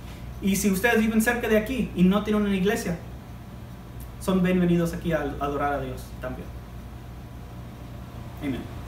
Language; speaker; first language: Spanish; early bilingual, heritage; Spanish